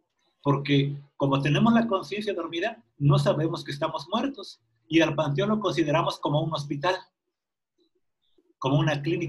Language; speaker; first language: Spanish; native; Spanish